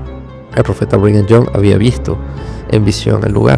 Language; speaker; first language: Spanish; native; Spanish